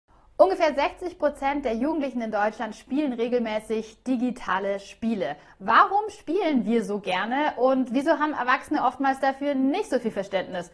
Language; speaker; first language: German; native; German